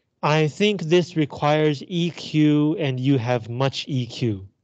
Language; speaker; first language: English; non-native, fluent; Chinese